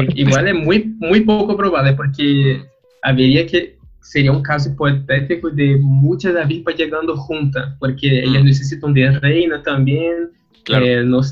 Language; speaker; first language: Spanish; non-native, learner; Portuguese